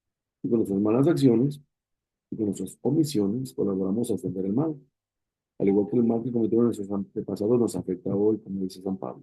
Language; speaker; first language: Spanish; native; Spanish